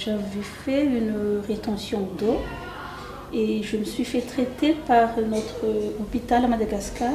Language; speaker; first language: French; non-native, local second language; Malagasy